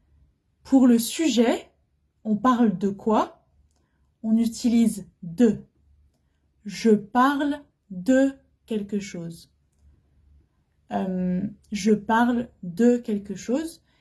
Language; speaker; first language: French; non-native, fluent; Arabic